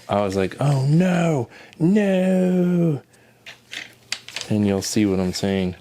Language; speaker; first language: English; native; English